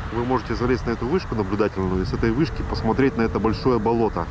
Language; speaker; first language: Russian; native; Russian